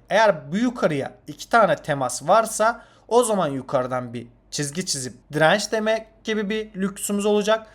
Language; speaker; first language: Turkish; non-native, fluent; Azerbaijani